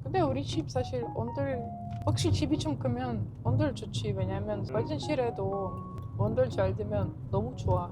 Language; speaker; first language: Korean; non-native, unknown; Ukrainian